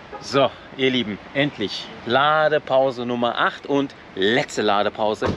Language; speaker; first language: German; early bilingual, other home language; Turkish